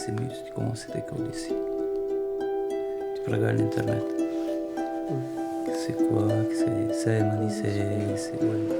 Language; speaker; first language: French; non-native, learner; Albanian